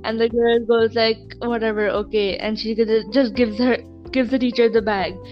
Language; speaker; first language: English; non-native, local second language; Urdu